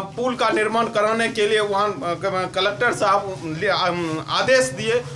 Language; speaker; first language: Hindi; native; Hindi